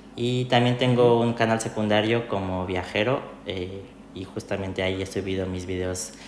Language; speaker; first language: Spanish; native; Spanish